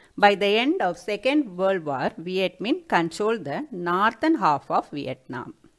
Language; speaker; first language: English; non-native, local second language; Tamil